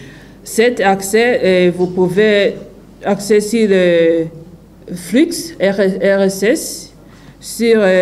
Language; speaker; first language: French; non-native, fluent; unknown